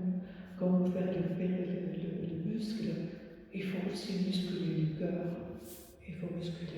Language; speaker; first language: French; non-native, fluent; Arabic